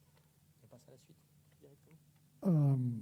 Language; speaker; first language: French; native; French